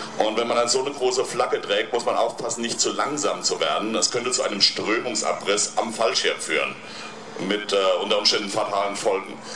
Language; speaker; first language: German; native; German